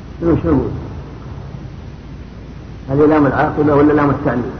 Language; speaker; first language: Arabic; native; Arabic